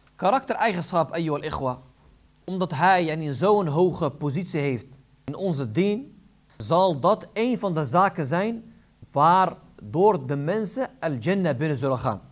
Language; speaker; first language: Dutch; early bilingual, other home language; Arabic